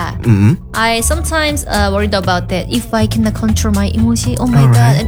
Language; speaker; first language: English; non-native, learner; Indonesian